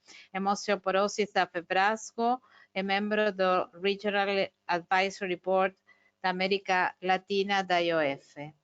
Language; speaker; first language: Portuguese; non-native, fluent; Spanish